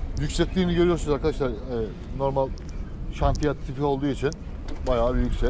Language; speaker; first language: Turkish; native; Turkish